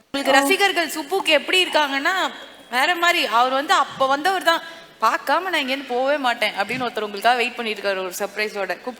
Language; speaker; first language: Tamil; native; Tamil